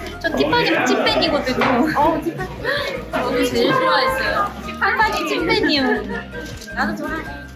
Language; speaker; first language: Korean; early bilingual, heritage; Japanese